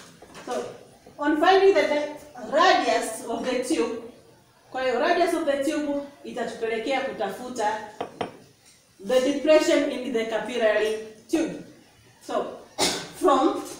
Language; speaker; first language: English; non-native, local second language; Swahili